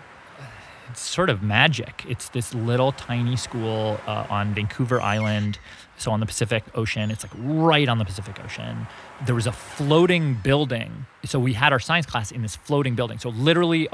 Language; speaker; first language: English; native; English